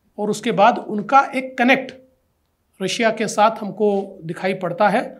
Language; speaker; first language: Hindi; non-native, local second language; Marathi